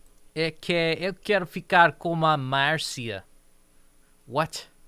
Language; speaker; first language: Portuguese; non-native, learner; English